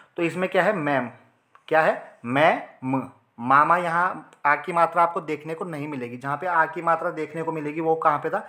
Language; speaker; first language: Hindi; native; Hindi